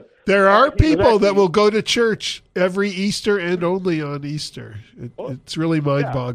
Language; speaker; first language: English; native; English